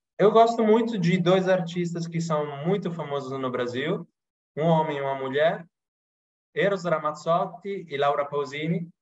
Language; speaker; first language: Portuguese; non-native, fluent; Italian